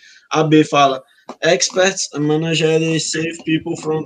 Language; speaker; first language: English; non-native, learner; Portuguese